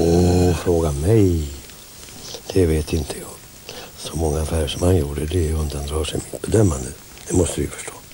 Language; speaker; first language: Swedish; native; Swedish